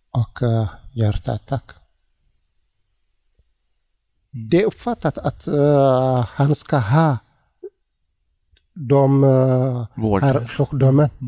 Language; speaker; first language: Swedish; non-native, learner; Tigrinya